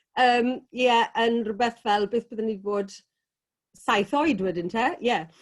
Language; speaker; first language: Welsh; native; Welsh